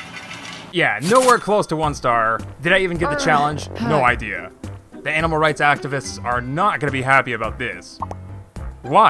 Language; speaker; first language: English; native; English